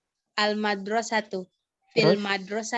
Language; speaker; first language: Arabic; non-native, learner; Indonesian